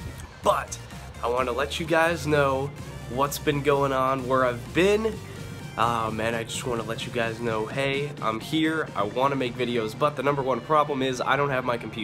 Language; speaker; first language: English; native; English